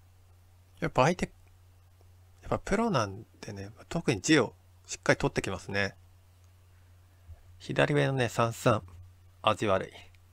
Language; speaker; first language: Japanese; native; Japanese